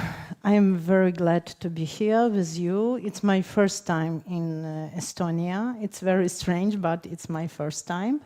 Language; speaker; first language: English; non-native, fluent; Ukrainian